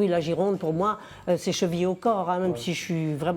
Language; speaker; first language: French; native; French